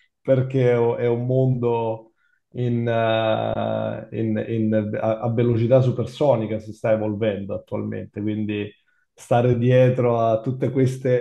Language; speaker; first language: Italian; native; Italian